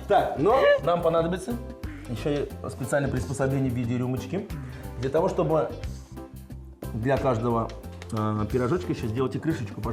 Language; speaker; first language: Russian; native; Russian